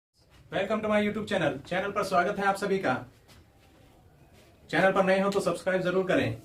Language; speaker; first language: Hindi; native; Hindi